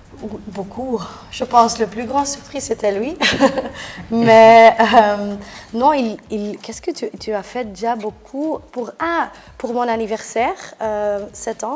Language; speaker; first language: French; non-native, local second language; Dutch